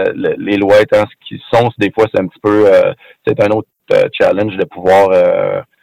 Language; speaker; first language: French; native; French